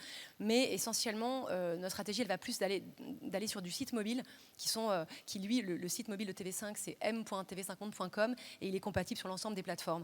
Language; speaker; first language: French; native; French